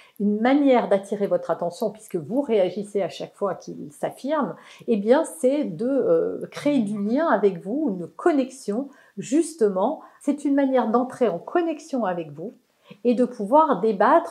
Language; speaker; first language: French; native; French